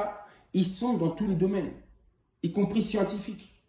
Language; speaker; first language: French; non-native, local second language; Kongo